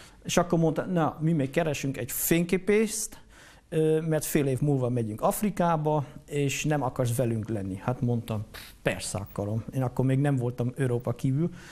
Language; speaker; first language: Hungarian; non-native, fluent; Dutch